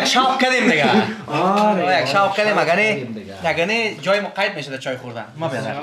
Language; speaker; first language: Persian; native; Persian